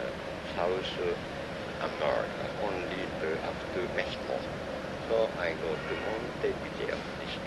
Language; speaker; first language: English; non-native, learner; Japanese